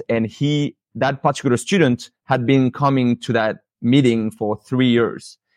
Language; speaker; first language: English; non-native, fluent; French